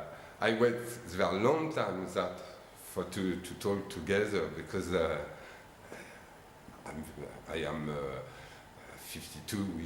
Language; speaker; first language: English; non-native, learner; French